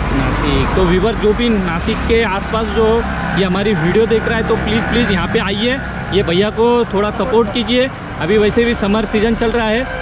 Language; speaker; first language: Hindi; non-native, local second language; Marathi